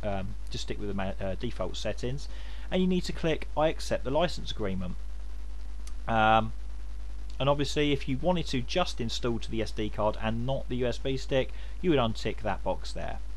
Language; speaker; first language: English; native; English